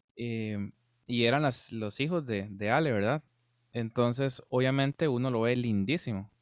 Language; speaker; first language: Spanish; native; Spanish